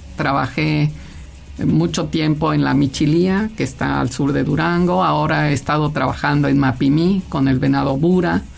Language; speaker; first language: Spanish; native; Spanish